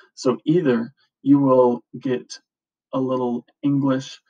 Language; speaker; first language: English; native; English